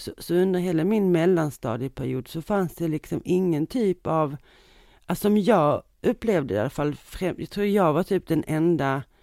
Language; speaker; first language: Swedish; native; Swedish